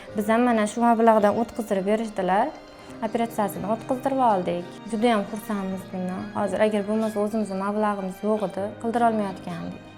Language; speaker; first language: Uzbek; native; Uzbek